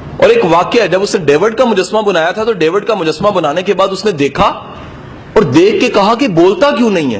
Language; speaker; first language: Urdu; non-native, local second language; Punjabi